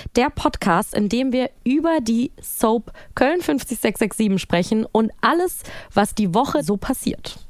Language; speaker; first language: German; non-native, fluent; English